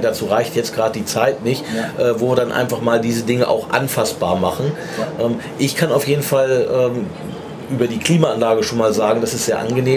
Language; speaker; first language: German; native; German